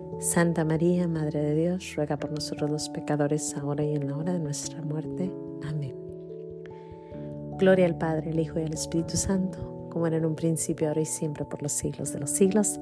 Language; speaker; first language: Spanish; native; Spanish